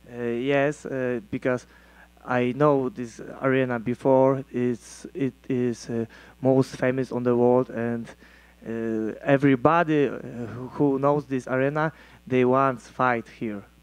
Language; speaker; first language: English; non-native, learner; Polish